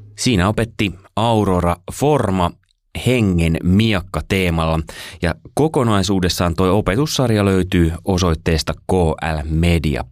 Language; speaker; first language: Finnish; native; Finnish